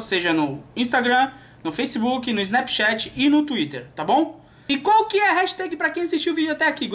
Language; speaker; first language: Portuguese; native; Portuguese